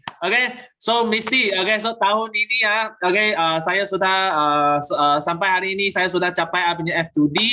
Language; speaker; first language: Malay; native; Malay